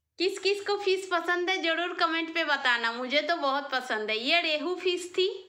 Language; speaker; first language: Hindi; non-native, local second language; Bangla